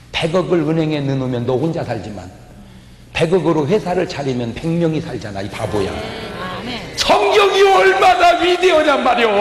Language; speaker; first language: Korean; native; Korean